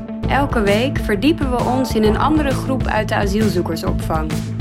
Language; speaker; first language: Dutch; native; Dutch